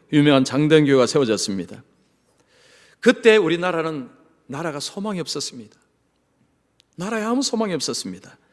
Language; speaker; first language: Korean; native; Korean